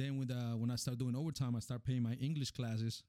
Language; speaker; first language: English; non-native, fluent; Spanish